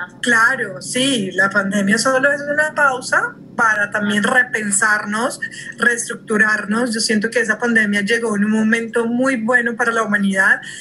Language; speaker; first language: Spanish; early bilingual, heritage; Spanish